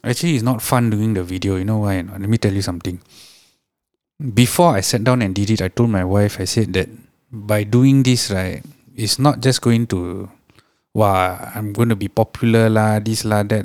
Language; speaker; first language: English; non-native, local second language; Tamil